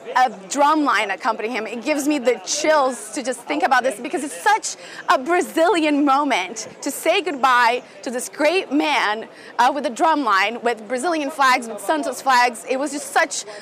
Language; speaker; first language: English; non-native, fluent; Portuguese